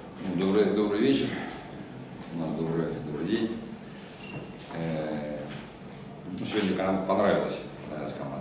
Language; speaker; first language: Russian; native; Russian